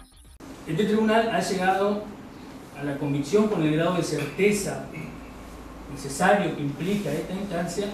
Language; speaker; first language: Spanish; native; Spanish